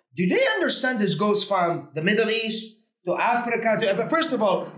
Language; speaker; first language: English; early bilingual, other home language; Arabic